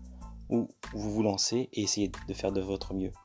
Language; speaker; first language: French; native; French